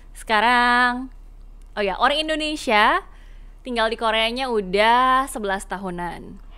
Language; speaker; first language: Indonesian; native; Indonesian